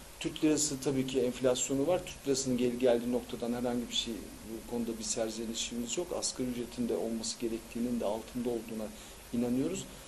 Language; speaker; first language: Turkish; early bilingual, heritage; Turkish